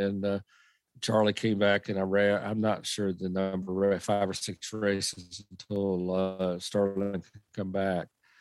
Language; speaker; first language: English; native; English